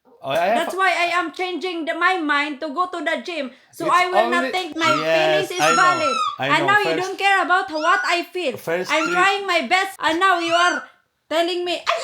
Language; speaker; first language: English; non-native, fluent; Filipino